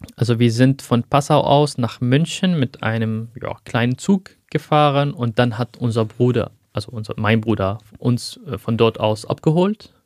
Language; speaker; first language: German; non-native, fluent; Arabic